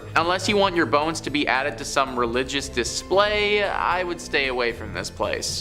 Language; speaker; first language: English; native; English